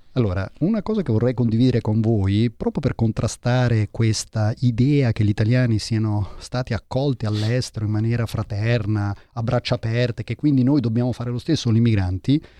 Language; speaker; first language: Italian; early bilingual, heritage; Italian